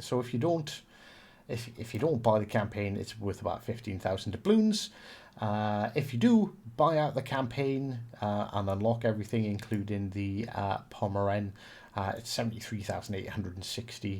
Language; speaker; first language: English; native; English